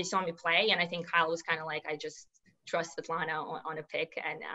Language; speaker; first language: English; non-native, fluent; Serbian